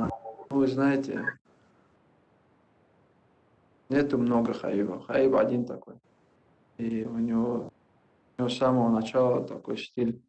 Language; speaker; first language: Russian; non-native, local second language; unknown